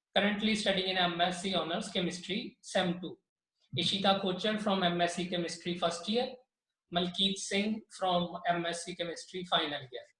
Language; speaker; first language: English; non-native, local second language; Punjabi